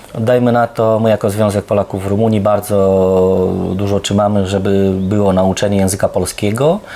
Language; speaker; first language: Polish; early bilingual, heritage; Polish